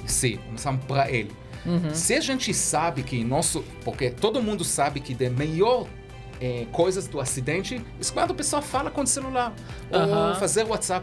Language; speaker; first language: Portuguese; non-native, learner; Hebrew